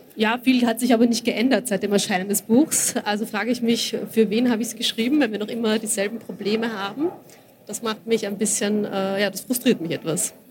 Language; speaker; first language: German; early bilingual, other home language; Bosnian